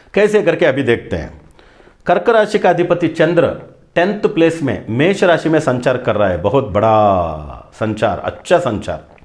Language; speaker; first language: Hindi; non-native, local second language; Kannada